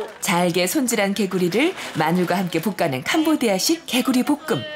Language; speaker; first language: Korean; native; Korean